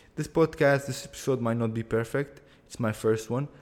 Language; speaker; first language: English; non-native, fluent; Kurdish